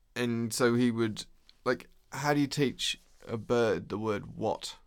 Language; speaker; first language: English; native; English